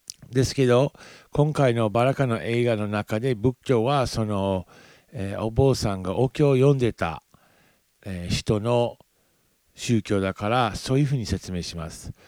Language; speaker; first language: Japanese; non-native, fluent; English